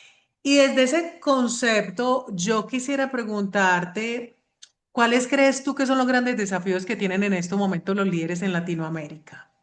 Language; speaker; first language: Spanish; native; Spanish